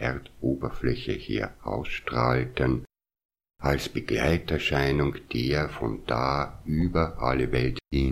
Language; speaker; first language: German; native; German